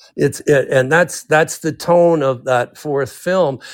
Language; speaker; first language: English; native; English